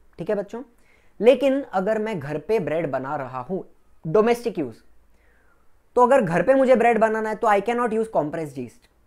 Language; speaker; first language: Hindi; non-native, local second language; Gujarati